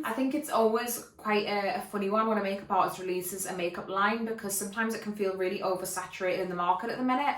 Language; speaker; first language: English; native; English